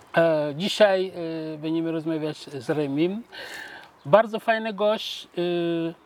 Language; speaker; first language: Polish; non-native, fluent; Wolof